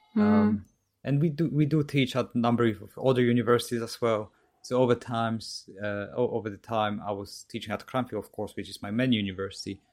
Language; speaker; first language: English; non-native, fluent; Polish